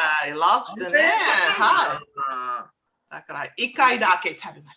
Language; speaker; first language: Japanese; non-native, learner; English